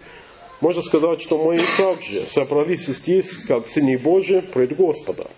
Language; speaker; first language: Russian; non-native, learner; English